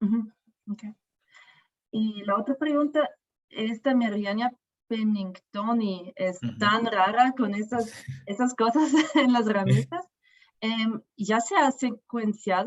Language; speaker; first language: Spanish; non-native, fluent; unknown